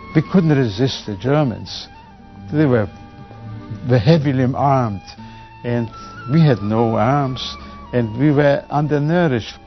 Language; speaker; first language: English; non-native, fluent; Polish